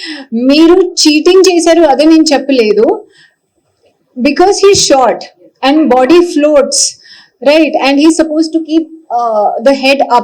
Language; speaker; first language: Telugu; non-native, learner; Hindi